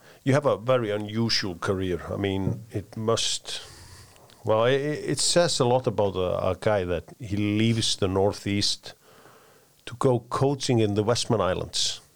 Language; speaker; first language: English; non-native, fluent; Icelandic